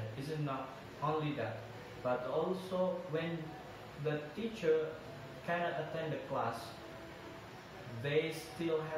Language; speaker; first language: English; non-native, learner; Indonesian